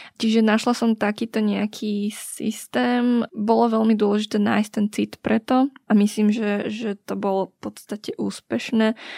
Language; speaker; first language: Slovak; early bilingual, other home language; Vietnamese